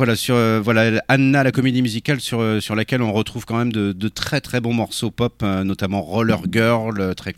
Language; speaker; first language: French; native; French